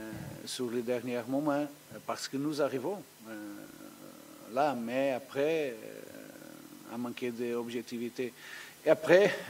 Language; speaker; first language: French; non-native, learner; Spanish